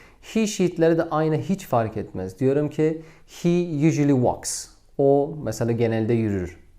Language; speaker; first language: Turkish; non-native, fluent; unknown